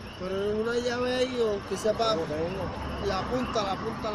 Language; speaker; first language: Spanish; native; Spanish